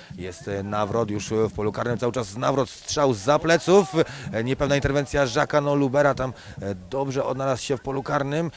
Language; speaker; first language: Polish; native; Polish